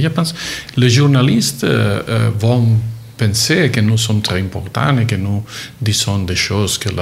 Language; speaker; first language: French; non-native, learner; Catalan